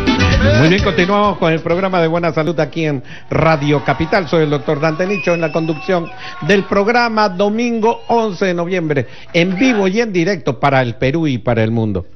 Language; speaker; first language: Spanish; native; Spanish